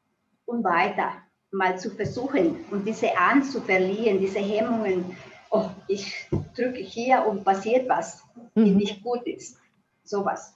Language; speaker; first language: German; non-native, fluent; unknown